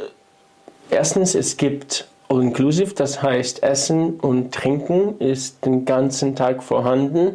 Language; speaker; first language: German; non-native, fluent; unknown